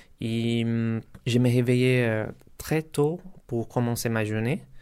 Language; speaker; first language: French; non-native, learner; Portuguese